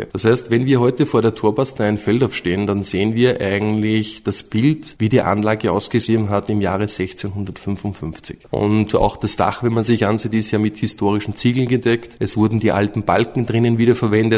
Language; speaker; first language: German; native; German